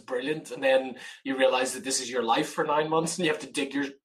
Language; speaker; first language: English; native; English